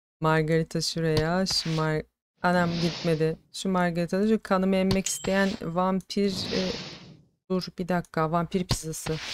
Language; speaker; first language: Turkish; native; Turkish